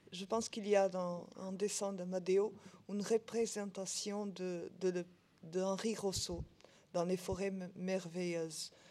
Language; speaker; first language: French; non-native, learner; Portuguese